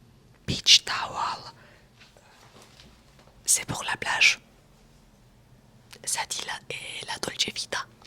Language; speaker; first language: French; non-native, fluent; Romanian